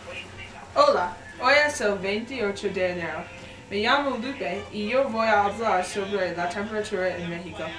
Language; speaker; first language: Spanish; non-native, learner; English